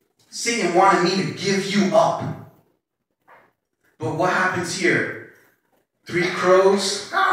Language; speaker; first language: English; early bilingual, other home language; Spanish